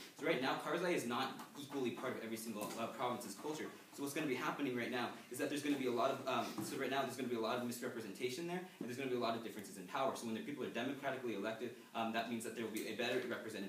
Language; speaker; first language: English; native; English